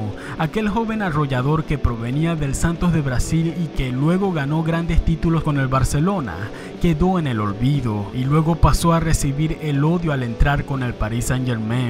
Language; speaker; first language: Spanish; native; Spanish